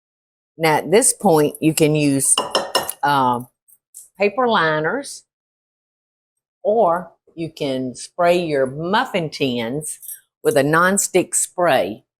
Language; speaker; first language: English; native; English